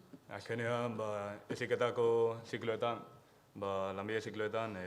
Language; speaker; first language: Basque; non-native, local second language; Spanish